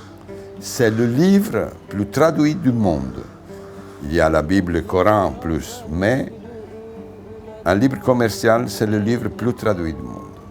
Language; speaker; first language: French; non-native, fluent; Italian